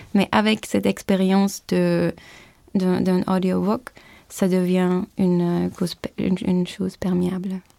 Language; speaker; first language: French; non-native, fluent; Turkish